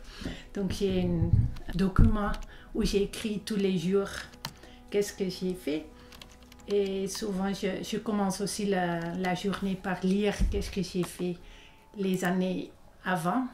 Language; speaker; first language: French; non-native, fluent; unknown